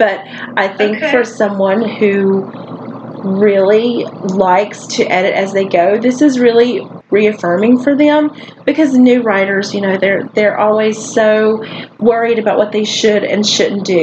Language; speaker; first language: English; native; English